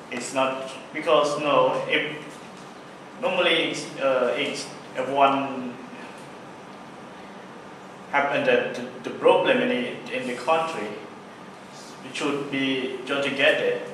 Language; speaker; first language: English; non-native, learner; Thai